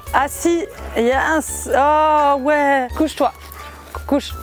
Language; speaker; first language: French; native; French